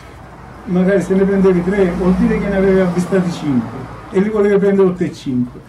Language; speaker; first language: Italian; native; Italian